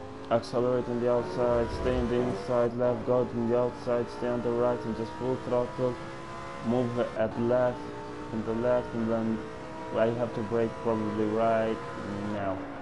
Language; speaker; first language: English; non-native, fluent; Italian